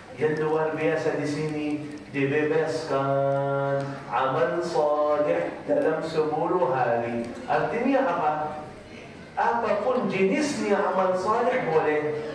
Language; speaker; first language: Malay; non-native, fluent; Arabic